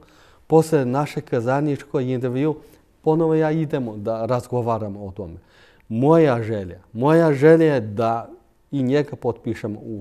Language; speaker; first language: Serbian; non-native, fluent; Chinese